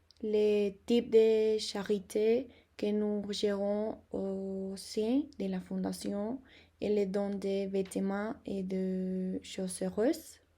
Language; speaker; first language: French; non-native, learner; Spanish